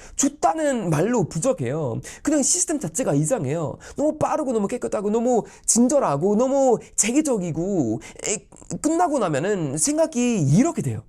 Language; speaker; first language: Korean; non-native, fluent; Swedish